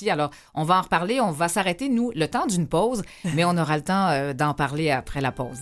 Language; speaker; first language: French; native; French